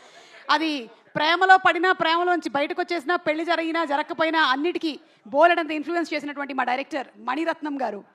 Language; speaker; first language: Telugu; native; Telugu